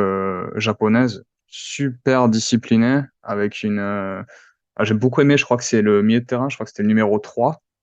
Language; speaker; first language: French; native; French